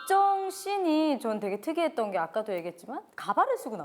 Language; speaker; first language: Korean; native; Korean